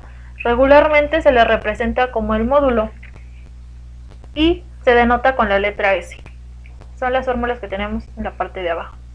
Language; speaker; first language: Spanish; native; Spanish